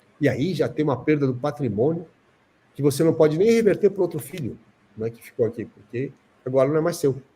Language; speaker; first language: Portuguese; native; Portuguese